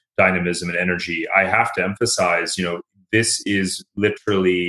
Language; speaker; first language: English; native; English